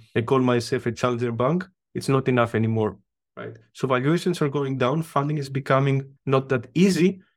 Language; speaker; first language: English; non-native, fluent; Greek